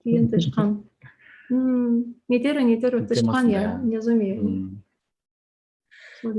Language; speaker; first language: Japanese; non-native, learner; Tatar